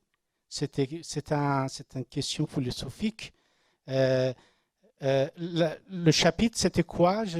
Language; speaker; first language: French; non-native, learner; Persian